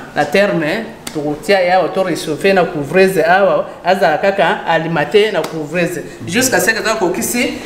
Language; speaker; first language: Lingala; native; Lingala